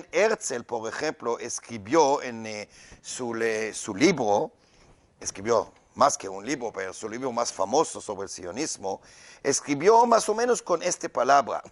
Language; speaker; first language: Spanish; non-native, learner; Hebrew